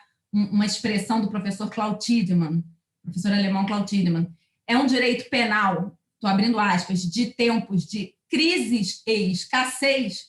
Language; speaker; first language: Portuguese; native; Portuguese